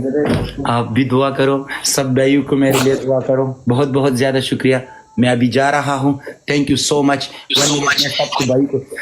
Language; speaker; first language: Hindi; non-native, learner; Pashto